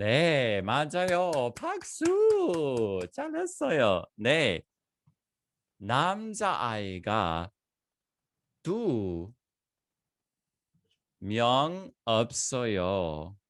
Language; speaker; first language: Korean; non-native, fluent; English